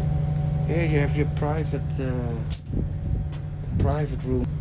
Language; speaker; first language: English; non-native, learner; Dutch